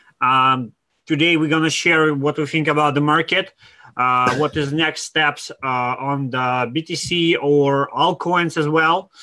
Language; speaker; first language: English; non-native, fluent; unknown